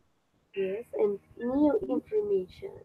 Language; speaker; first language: English; non-native, fluent; Spanish